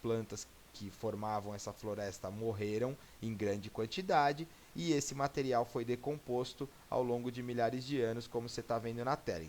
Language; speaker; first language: Portuguese; native; Portuguese